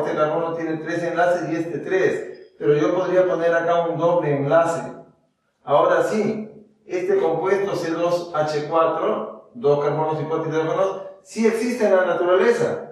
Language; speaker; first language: Spanish; native; Spanish